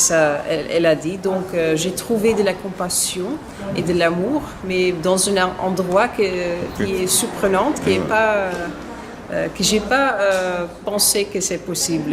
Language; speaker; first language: French; non-native, learner; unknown